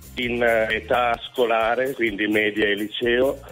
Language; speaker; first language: Italian; native; Italian